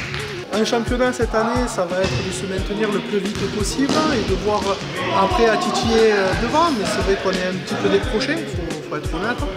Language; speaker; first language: French; native; French